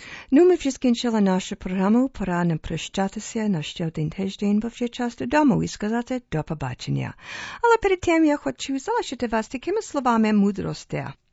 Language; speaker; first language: Ukrainian; early bilingual, heritage; Ukrainian